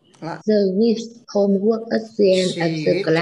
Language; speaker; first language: English; non-native, learner; Vietnamese